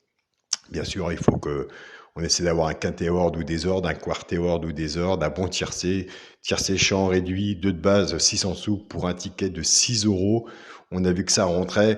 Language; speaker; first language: French; native; French